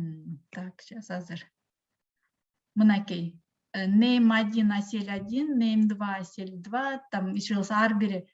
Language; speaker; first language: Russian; non-native, local second language; Kyrgyz